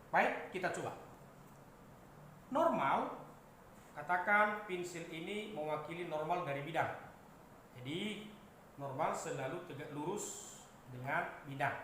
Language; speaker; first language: Indonesian; native; Indonesian